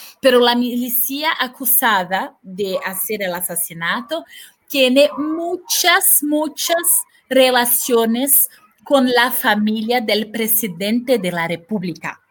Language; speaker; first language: Spanish; non-native, fluent; Portuguese